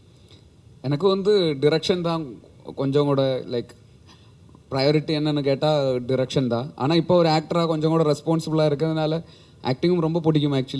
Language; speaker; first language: Tamil; non-native, learner; Malayalam